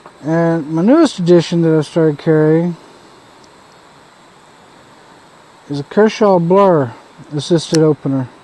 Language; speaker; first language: English; native; English